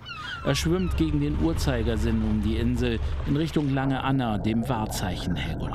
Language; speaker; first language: German; native; German